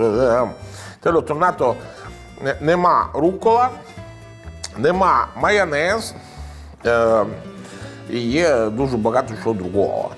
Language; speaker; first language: Ukrainian; non-native, learner; Italian